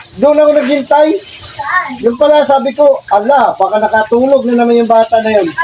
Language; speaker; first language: Filipino; non-native, local second language; Cebuano